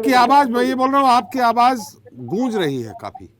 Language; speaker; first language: Hindi; native; Hindi